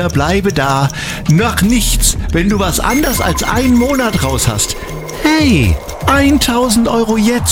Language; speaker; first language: German; native; German